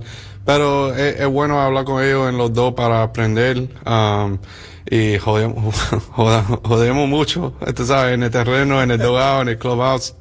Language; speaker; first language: Spanish; early bilingual, heritage; Spanish